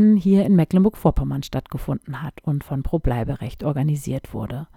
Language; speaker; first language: German; native; German